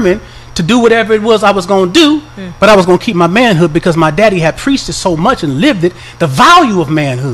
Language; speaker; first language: English; native; English